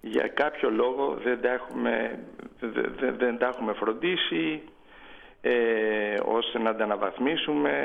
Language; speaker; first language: Greek; native; Greek